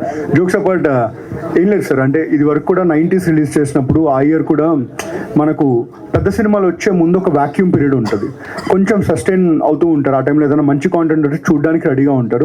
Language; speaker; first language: Telugu; native; Telugu